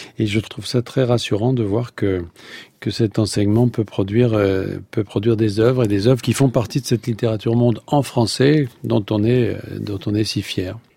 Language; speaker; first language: French; native; French